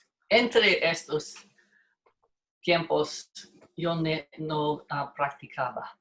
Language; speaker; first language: Spanish; non-native, learner; English